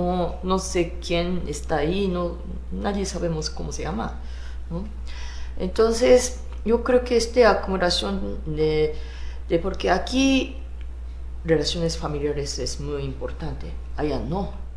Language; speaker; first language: Spanish; non-native, fluent; Japanese